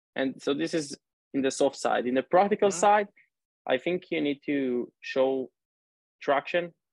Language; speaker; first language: English; non-native, fluent; Hebrew